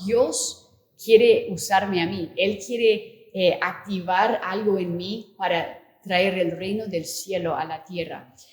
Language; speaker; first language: Spanish; non-native, fluent; English